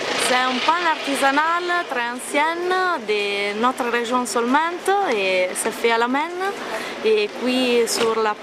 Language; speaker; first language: French; non-native, learner; Italian